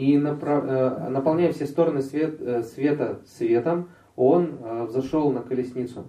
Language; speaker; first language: Russian; native; Russian